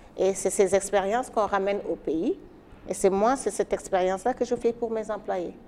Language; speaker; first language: French; non-native, local second language; Wolof